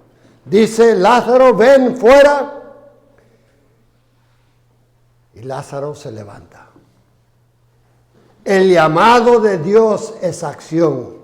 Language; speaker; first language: Spanish; non-native, fluent; English